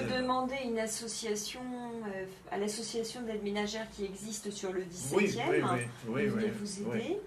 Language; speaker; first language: French; native; French